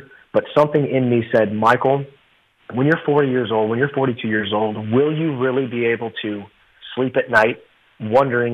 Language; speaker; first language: English; native; English